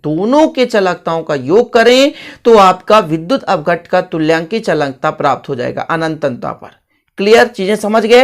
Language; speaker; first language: Hindi; native; Hindi